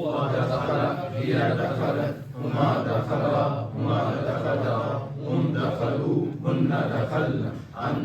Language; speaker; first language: Arabic; non-native, learner; Urdu